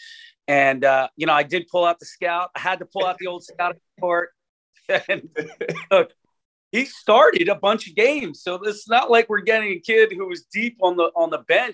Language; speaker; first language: English; native; English